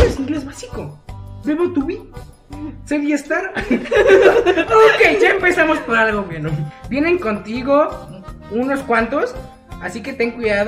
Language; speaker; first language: Spanish; native; Spanish